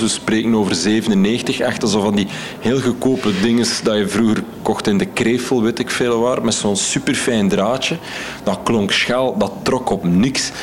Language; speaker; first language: Dutch; native; Dutch